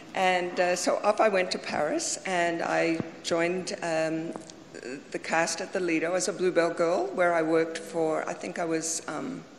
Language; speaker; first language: English; native; English